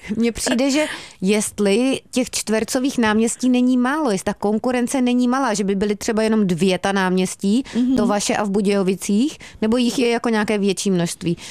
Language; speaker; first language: Czech; native; Czech